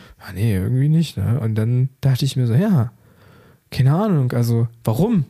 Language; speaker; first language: German; native; German